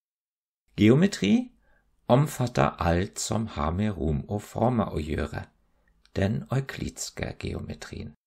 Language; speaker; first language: Norwegian; non-native, fluent; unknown